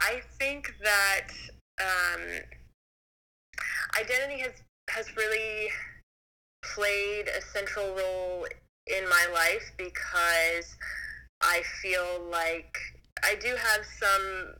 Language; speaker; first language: English; native; English